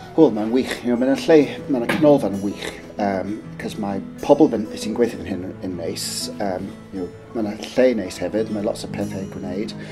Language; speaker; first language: Welsh; non-native, learner; English